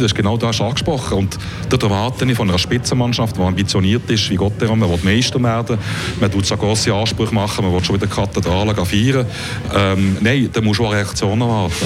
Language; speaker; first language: German; native; German